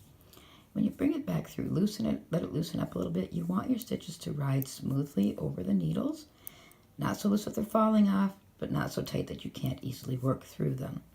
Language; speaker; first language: English; native; English